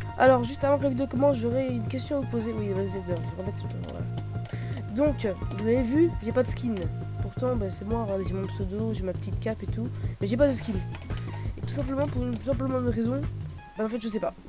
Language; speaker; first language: French; native; French